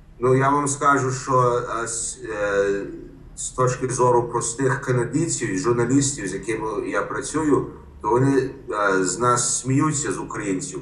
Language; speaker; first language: Ukrainian; early bilingual, heritage; Ukrainian